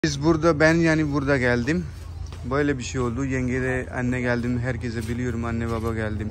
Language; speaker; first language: Turkish; non-native, learner; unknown